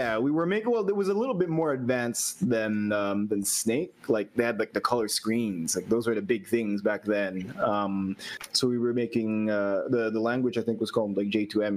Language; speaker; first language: English; non-native, local second language; Filipino